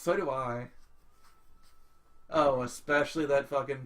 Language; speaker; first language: English; native; English